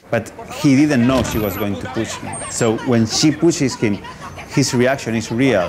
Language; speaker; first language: English; non-native, fluent; Spanish